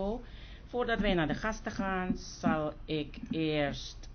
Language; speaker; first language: Dutch; native; Dutch